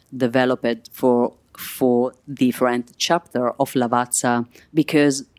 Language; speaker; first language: English; non-native, fluent; Italian